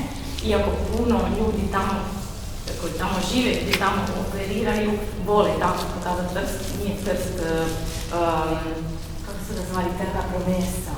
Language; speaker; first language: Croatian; non-native, fluent; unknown